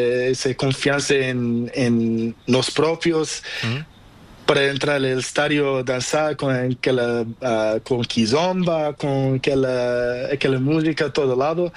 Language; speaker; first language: Spanish; non-native, learner; Portuguese